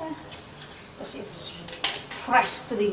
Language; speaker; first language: English; non-native, learner; Indonesian